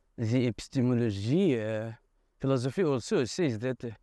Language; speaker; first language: English; non-native, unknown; Arabic